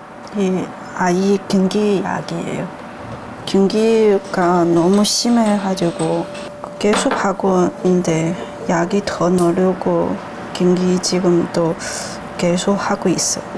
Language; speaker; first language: Korean; non-native, learner; Chinese